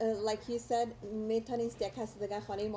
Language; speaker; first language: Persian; early bilingual, heritage; Persian